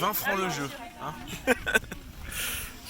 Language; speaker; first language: French; native; French